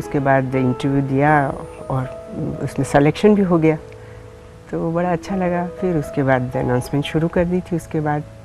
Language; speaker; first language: Hindi; native; Hindi